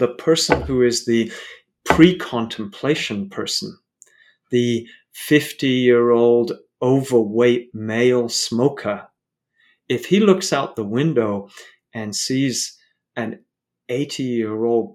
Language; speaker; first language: English; native; English